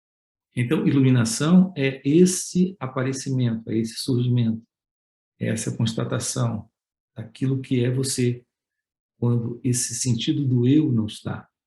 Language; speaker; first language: Portuguese; native; Portuguese